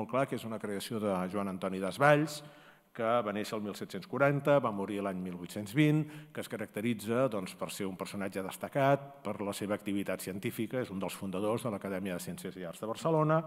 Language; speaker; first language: Catalan; native; Catalan